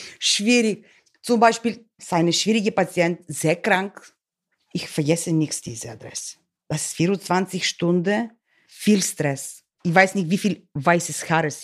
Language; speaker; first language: German; non-native, learner; Bulgarian